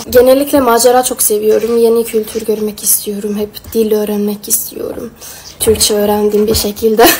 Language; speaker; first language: Turkish; non-native, fluent; Swedish